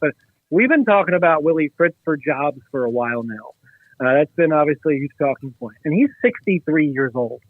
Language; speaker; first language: English; native; English